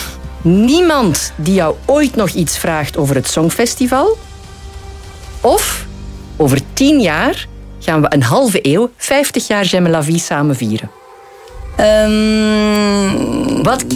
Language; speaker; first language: Dutch; native; Dutch